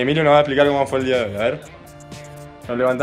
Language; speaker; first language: Spanish; native; Spanish